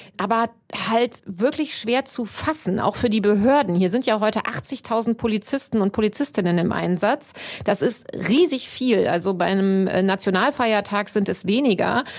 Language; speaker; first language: German; native; German